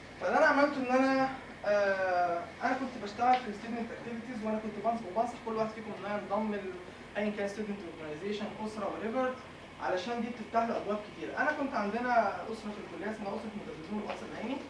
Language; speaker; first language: Arabic; native; Arabic